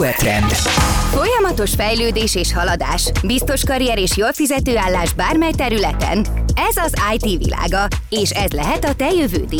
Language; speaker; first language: Hungarian; native; Hungarian